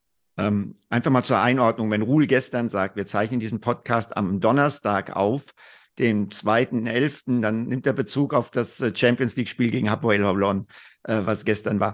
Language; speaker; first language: German; native; German